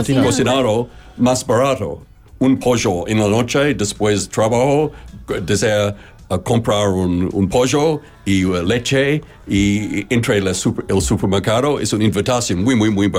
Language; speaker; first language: Spanish; non-native, learner; English